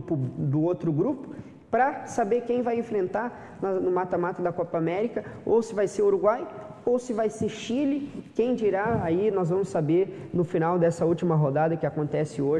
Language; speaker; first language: Portuguese; native; Portuguese